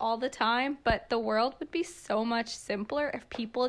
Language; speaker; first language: English; early bilingual, other home language; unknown